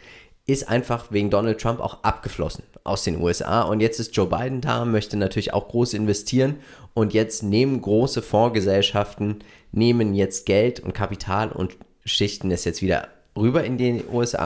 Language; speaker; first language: German; native; German